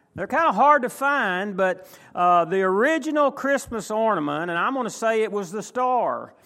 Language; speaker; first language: English; native; English